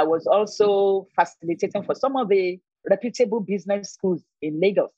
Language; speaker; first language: English; non-native, local second language; Yoruba